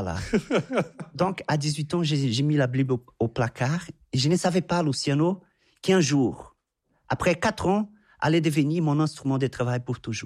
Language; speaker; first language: French; non-native, fluent; Portuguese